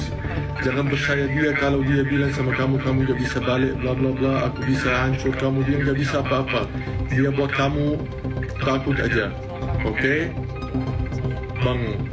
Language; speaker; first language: Indonesian; non-native, fluent; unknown